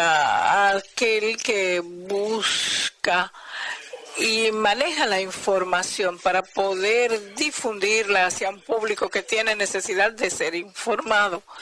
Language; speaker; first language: Spanish; non-native, fluent; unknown